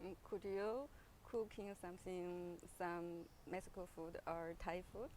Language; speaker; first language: English; non-native, learner; Chinese